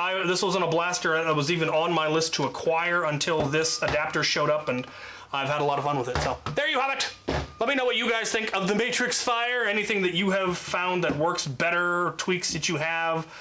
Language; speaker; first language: English; native; English